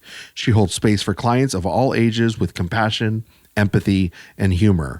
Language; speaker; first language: English; native; English